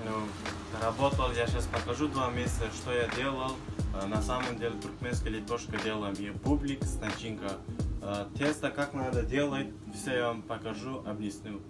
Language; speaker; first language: Russian; non-native, learner; Turkmen